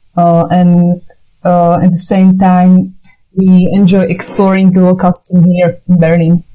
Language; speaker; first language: English; non-native, fluent; Slovak